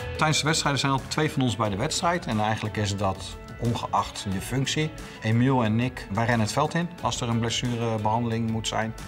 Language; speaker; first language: Dutch; native; Dutch